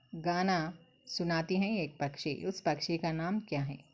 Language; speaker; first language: Hindi; non-native, local second language; Telugu